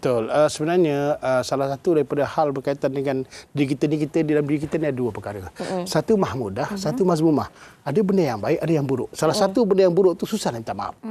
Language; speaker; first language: Malay; native; Malay